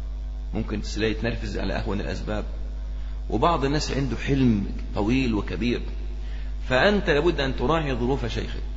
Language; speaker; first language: Arabic; native; Arabic